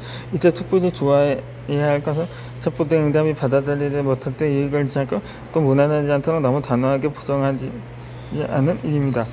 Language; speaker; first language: Korean; native; Korean